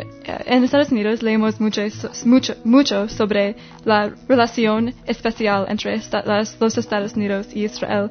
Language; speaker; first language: Spanish; non-native, learner; English